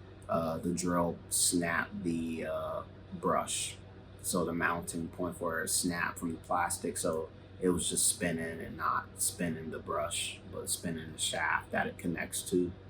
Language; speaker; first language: English; native; English